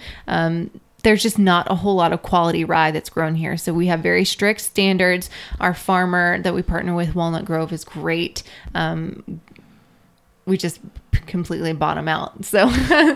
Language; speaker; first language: English; native; English